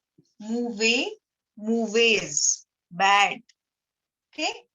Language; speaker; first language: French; non-native, learner; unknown